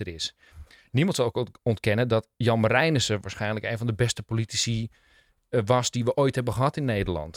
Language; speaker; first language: Dutch; native; Dutch